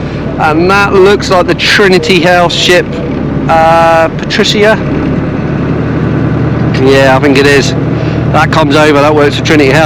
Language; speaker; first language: English; native; English